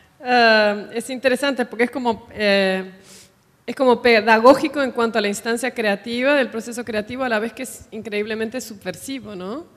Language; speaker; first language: Spanish; native; Spanish